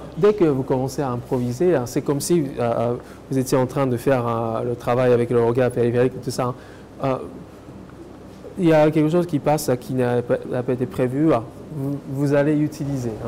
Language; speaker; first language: French; non-native, fluent; English